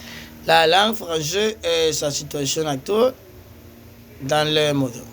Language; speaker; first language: French; non-native, learner; Spanish